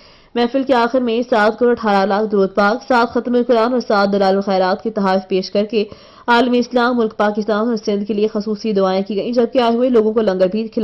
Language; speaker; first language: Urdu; non-native, local second language; Sindhi